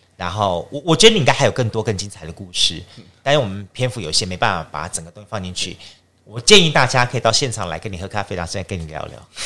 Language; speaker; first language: Chinese; native; Chinese